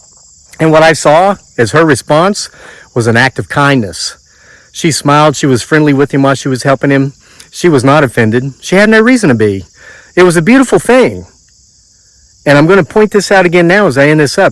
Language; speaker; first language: English; native; English